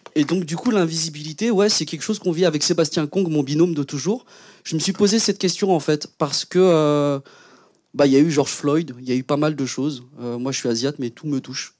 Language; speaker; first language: French; early bilingual, other home language; Vietnamese